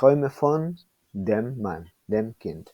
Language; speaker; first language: German; non-native, fluent; Spanish